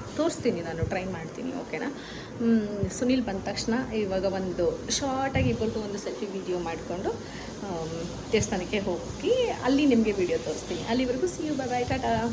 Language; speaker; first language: Kannada; native; Kannada